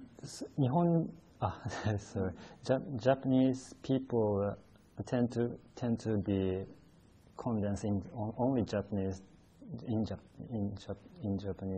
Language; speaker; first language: English; non-native, fluent; Japanese